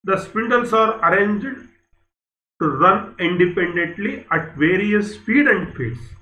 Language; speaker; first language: English; non-native, local second language; Kannada